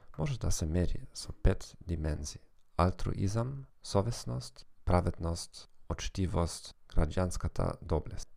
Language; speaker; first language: Macedonian; non-native, fluent; German